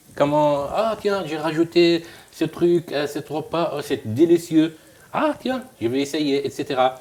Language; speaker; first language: French; non-native, fluent; Arabic